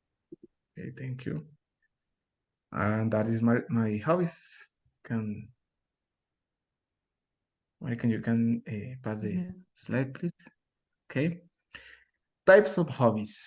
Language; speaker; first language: English; non-native, learner; Spanish